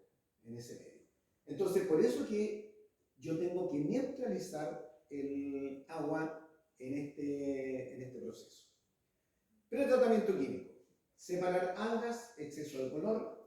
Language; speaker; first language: Spanish; native; Spanish